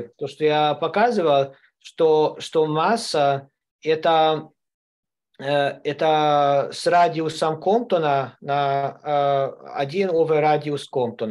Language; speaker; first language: Russian; non-native, learner; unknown